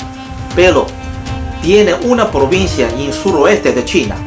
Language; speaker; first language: Spanish; non-native, fluent; Chinese